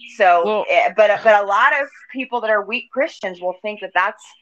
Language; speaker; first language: English; native; English